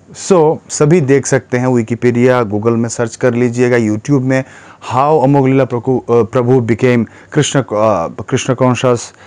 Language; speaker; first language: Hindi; non-native, fluent; Bangla